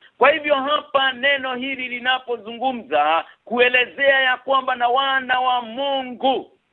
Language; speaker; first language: Swahili; non-native, local second language; Kikuyu